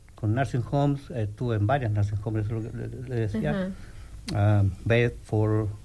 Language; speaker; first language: Spanish; native; Spanish